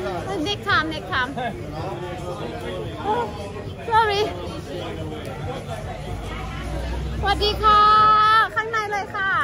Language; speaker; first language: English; non-native, learner; Thai